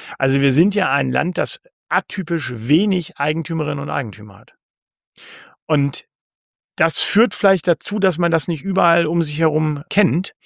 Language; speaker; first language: German; native; German